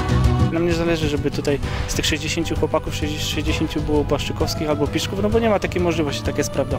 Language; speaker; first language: Polish; native; Polish